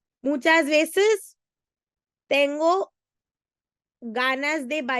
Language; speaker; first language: Spanish; non-native, fluent; Hindi